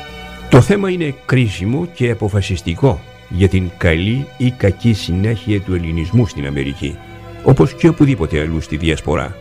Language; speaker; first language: Greek; native; Greek